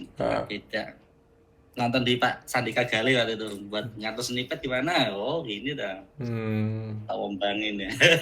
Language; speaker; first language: Indonesian; native; Indonesian